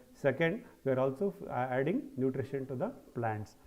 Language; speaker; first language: English; non-native, local second language; Kannada